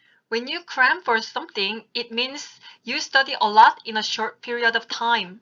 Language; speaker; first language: English; non-native, fluent; Korean